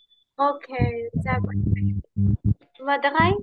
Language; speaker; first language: German; non-native, fluent; Indonesian